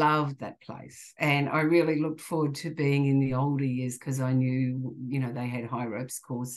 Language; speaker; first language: English; native; English